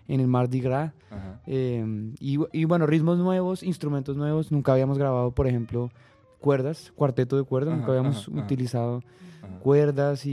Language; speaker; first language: Spanish; native; Spanish